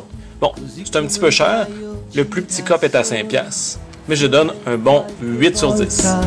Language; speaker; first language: French; native; French